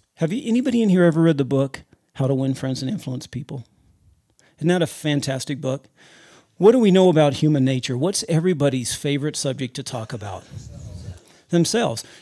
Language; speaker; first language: English; native; English